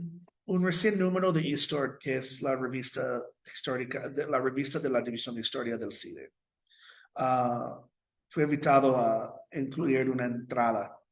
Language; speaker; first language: Spanish; non-native, fluent; English